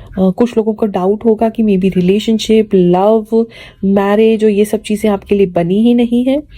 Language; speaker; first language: Hindi; native; Hindi